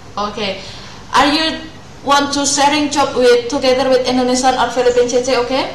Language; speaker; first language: English; non-native, learner; Indonesian